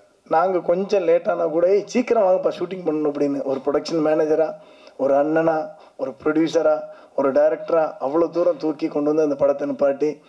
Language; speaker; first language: Tamil; native; Tamil